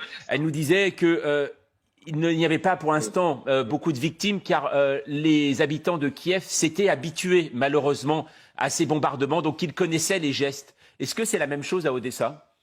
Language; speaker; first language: French; native; French